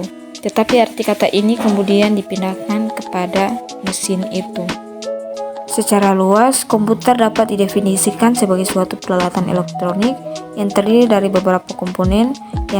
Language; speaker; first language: Indonesian; native; Indonesian